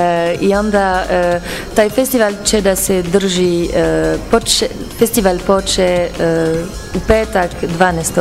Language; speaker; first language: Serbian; non-native, learner; French